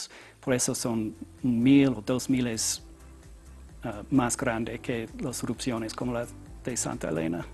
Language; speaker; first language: Spanish; non-native, learner; English